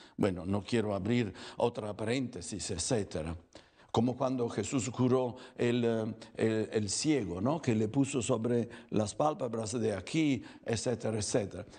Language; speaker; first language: Spanish; non-native, fluent; Italian